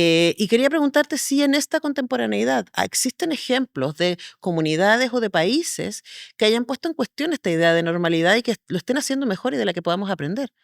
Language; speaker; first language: Spanish; native; Spanish